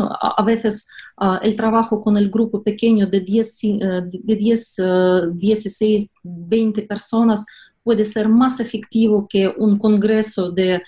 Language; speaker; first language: Spanish; non-native, fluent; Russian